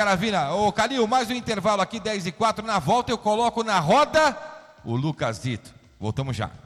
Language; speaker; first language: Portuguese; native; Portuguese